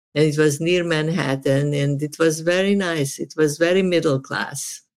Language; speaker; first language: English; non-native, fluent; Serbian